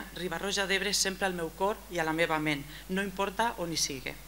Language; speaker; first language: Catalan; native; Catalan